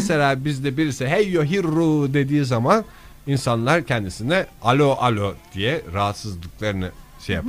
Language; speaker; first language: Turkish; native; Turkish